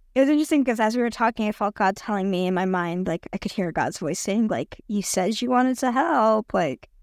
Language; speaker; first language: English; native; English